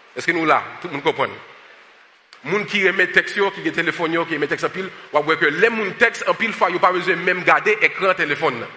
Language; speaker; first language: French; non-native, local second language; Haitian Creole